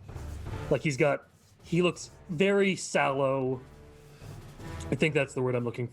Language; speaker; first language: English; native; English